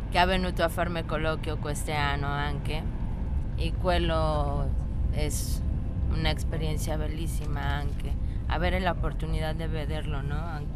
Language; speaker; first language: Italian; non-native, learner; Spanish